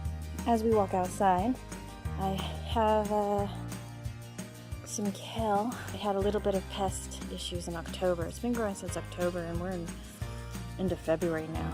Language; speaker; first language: English; native; English